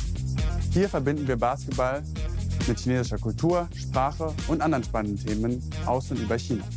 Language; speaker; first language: German; native; German